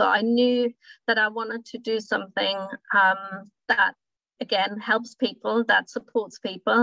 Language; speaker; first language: English; non-native, fluent; German